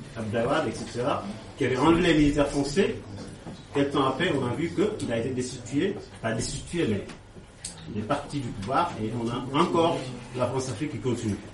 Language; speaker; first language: French; non-native, local second language; Wolof